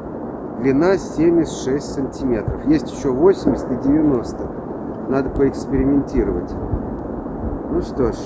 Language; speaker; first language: Russian; native; Russian